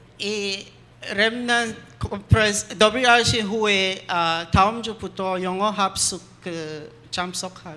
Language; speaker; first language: Korean; non-native, learner; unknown